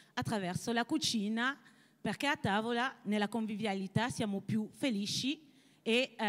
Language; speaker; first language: Italian; non-native, fluent; French